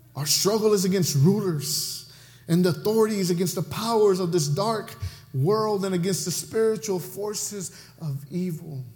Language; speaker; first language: English; non-native, fluent; Spanish